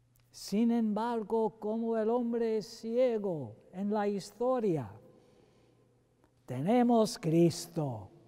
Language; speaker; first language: Spanish; non-native, fluent; English